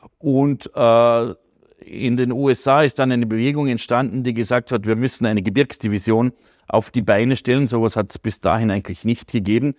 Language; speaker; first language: German; native; German